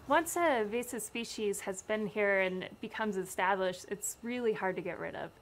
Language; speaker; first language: English; native; English